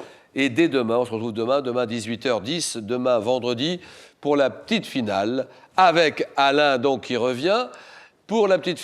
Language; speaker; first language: French; native; French